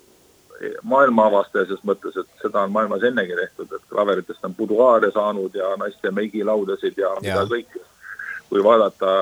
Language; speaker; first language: Estonian; native; Estonian